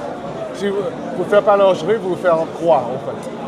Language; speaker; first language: French; non-native, learner; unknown